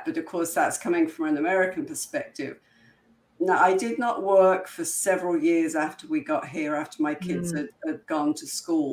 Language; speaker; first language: English; native; English